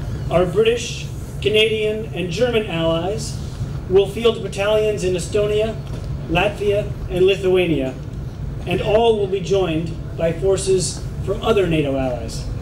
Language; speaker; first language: English; native; English